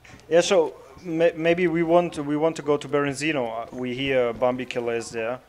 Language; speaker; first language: English; non-native, learner; German